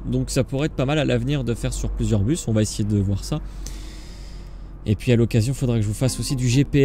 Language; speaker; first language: French; native; French